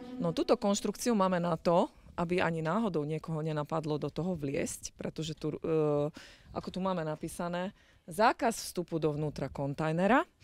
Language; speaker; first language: Slovak; native; Slovak